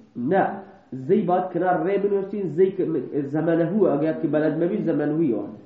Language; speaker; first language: Persian; non-native, local second language; Baluchi